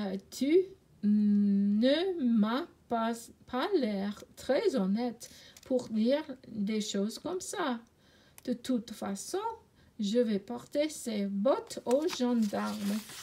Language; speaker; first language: French; non-native, learner; English